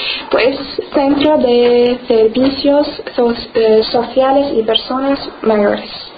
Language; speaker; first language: Spanish; non-native, learner; Arabic